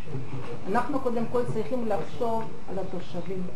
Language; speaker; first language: Hebrew; non-native, fluent; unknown